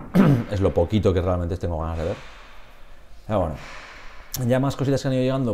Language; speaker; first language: Spanish; native; Spanish